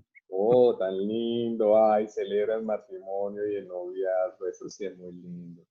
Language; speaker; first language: Spanish; native; Spanish